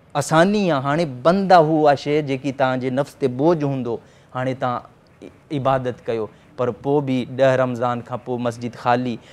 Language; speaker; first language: Sindhi; native; Sindhi